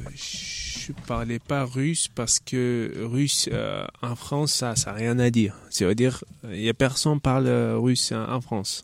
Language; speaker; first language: French; non-native, learner; Chechen